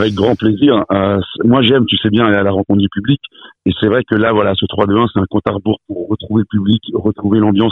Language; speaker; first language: French; native; French